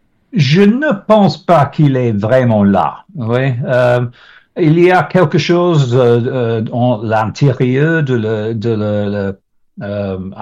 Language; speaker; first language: French; non-native, learner; English